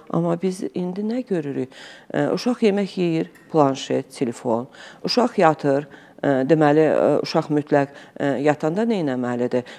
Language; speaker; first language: Azerbaijani; native; Azerbaijani